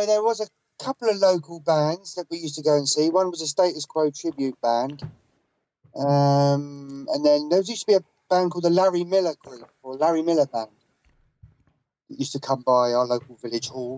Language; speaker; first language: English; native; English